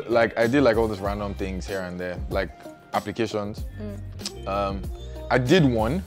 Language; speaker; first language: English; non-native, local second language; Yoruba